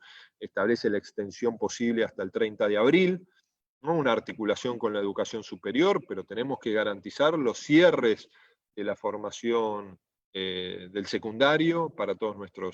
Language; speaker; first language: Spanish; native; Spanish